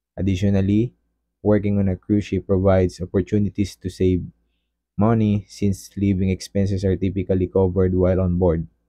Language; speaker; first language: English; non-native, local second language; Filipino